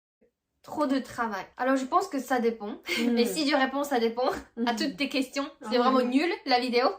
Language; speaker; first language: French; non-native, fluent; Japanese